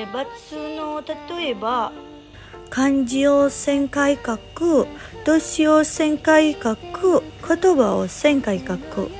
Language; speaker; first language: Japanese; non-native, learner; Indonesian